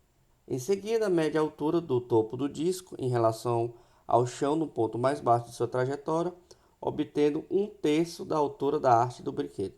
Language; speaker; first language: Portuguese; native; Portuguese